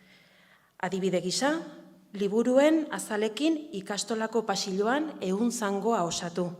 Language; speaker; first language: Basque; native; Basque